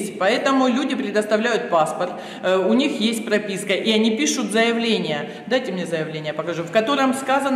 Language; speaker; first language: Russian; native; Russian